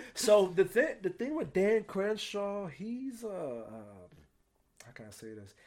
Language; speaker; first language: English; native; English